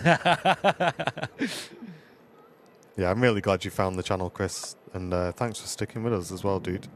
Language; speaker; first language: English; native; English